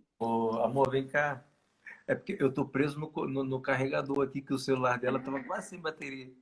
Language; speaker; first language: Portuguese; native; Portuguese